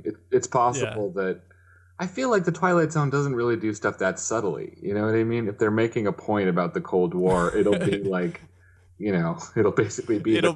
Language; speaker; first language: English; native; English